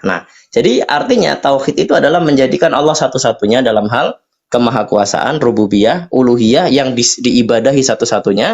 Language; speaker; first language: Indonesian; native; Indonesian